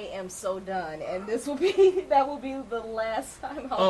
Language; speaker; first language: English; native; English